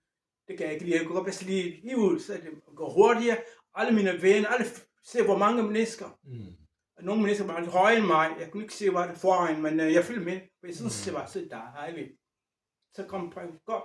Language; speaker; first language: Danish; non-native, fluent; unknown